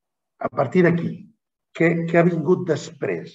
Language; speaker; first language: Catalan; native; Catalan